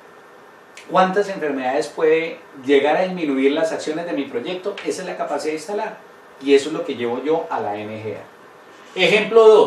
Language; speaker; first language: Spanish; native; Spanish